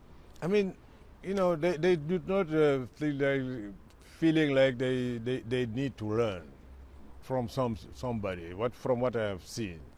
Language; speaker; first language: English; non-native, fluent; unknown